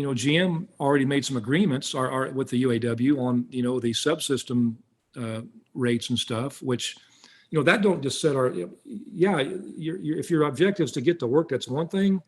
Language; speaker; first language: English; native; English